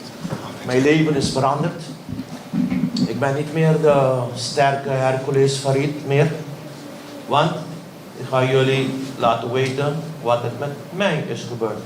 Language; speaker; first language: Dutch; non-native, local second language; Papiamento